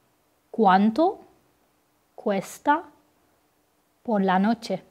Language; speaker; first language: Spanish; non-native, fluent; Persian